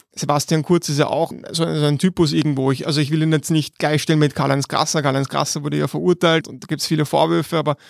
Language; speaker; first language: German; native; German